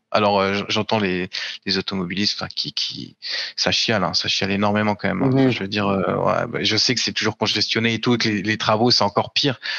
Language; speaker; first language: French; native; French